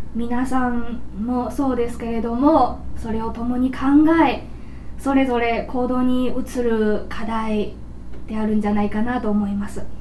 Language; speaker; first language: Japanese; non-native, fluent; Chinese